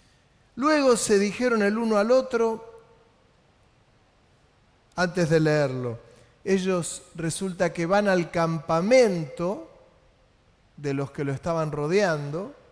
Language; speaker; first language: Spanish; native; Spanish